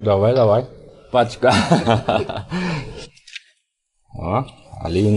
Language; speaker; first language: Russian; non-native, learner; Chinese